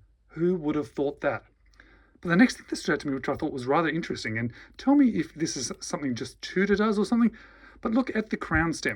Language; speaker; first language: English; native; English